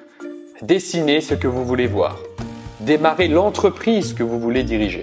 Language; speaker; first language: French; native; French